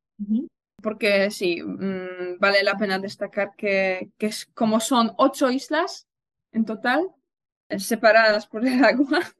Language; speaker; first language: Spanish; non-native, fluent; Polish